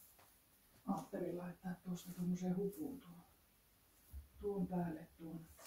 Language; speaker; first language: Finnish; native; Finnish